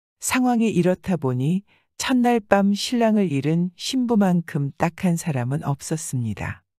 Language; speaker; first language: Korean; native; Korean